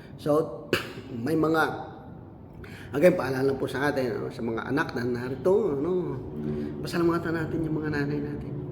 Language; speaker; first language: Filipino; non-native, local second language; Cebuano